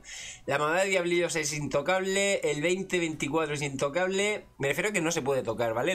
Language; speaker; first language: Spanish; native; Spanish